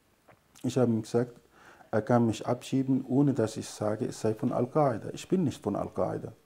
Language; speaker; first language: German; non-native, fluent; Arabic